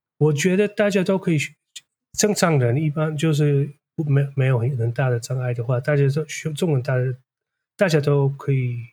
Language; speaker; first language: Chinese; non-native, fluent; Dutch